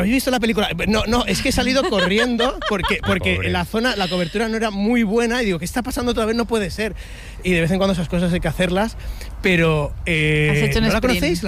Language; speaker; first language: Spanish; native; Spanish